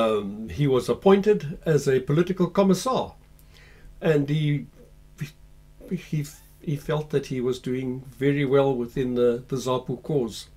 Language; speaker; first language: English; native; English